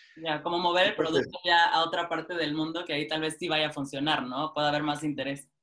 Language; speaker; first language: Spanish; native; Spanish